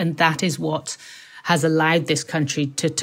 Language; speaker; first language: English; native; English